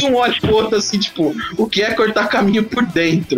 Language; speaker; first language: Portuguese; native; Portuguese